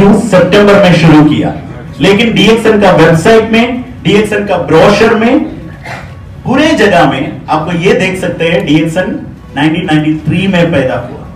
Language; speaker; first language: Hindi; non-native, fluent; Bangla